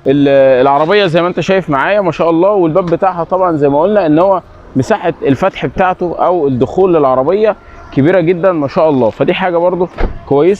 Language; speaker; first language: Arabic; native; Arabic